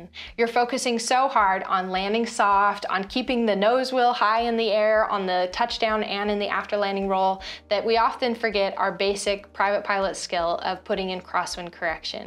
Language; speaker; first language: English; native; English